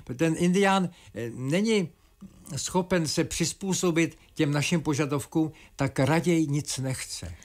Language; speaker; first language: Czech; native; Czech